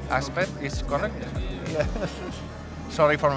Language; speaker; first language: English; non-native, learner; Spanish